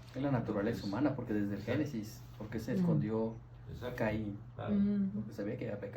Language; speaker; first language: Spanish; native; Spanish